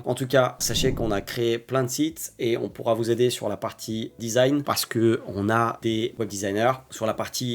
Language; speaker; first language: French; native; French